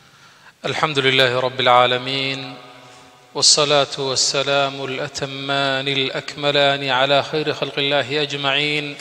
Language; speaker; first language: Arabic; non-native, fluent; Somali